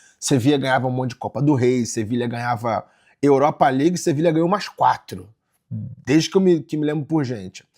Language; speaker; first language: Portuguese; early bilingual, heritage; Portuguese